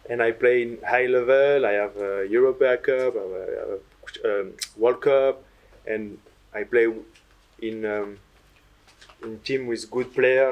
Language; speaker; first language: English; non-native, learner; French